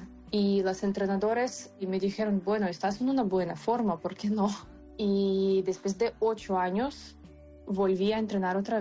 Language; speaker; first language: Spanish; non-native, fluent; Ukrainian